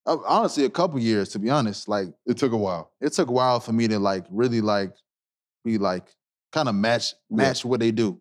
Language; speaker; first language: English; native; English